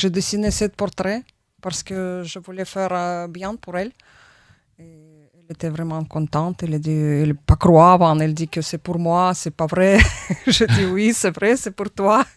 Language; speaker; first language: French; non-native, learner; Russian